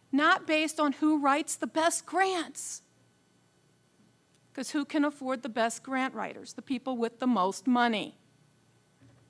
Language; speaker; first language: English; native; English